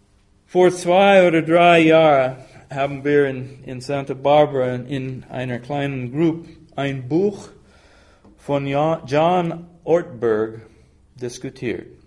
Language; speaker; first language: German; non-native, fluent; English